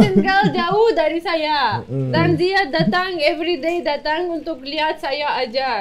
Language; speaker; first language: Indonesian; non-native, learner; Russian